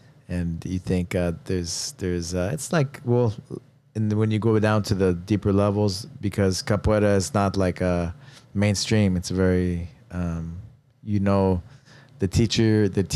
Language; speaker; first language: English; native; English